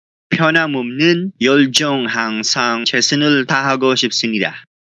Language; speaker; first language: Korean; non-native, fluent; Filipino